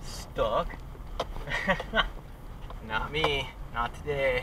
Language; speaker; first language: English; native; English